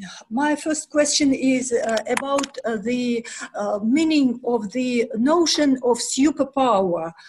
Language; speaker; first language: English; non-native, fluent; Russian